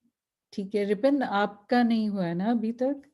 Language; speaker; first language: Hindi; native; Hindi